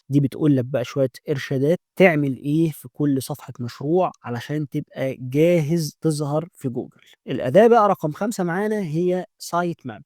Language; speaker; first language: Arabic; native; Arabic